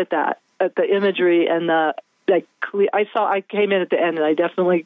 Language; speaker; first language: English; native; English